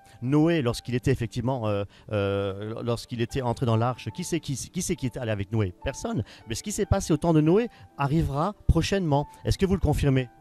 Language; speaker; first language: French; native; French